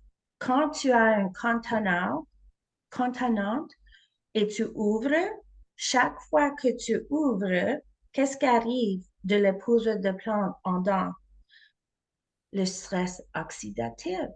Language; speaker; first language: French; non-native, fluent; English